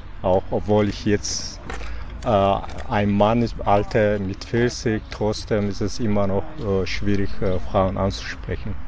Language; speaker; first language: German; non-native, fluent; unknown